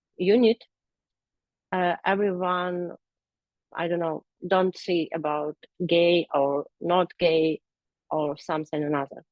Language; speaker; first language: English; non-native, learner; Ukrainian